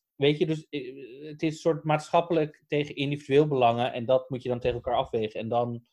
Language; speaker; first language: Dutch; native; Dutch